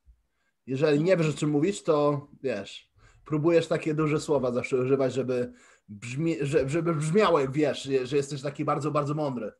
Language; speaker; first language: Polish; early bilingual, heritage; Polish